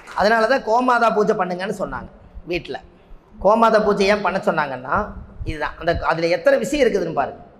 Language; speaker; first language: Tamil; native; Tamil